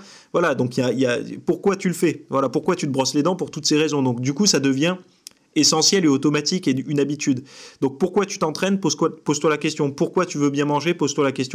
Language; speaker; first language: French; native; French